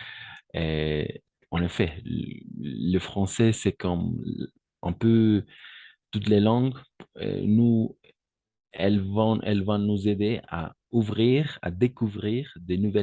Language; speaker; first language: French; non-native, fluent; Spanish